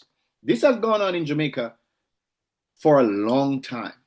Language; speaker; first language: English; native; English